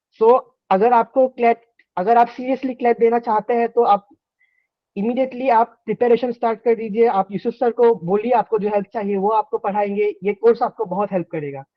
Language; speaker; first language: Hindi; non-native, local second language; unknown